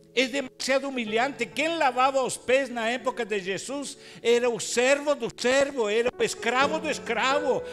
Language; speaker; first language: Portuguese; non-native, fluent; Spanish